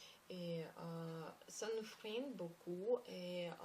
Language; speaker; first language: French; non-native, learner; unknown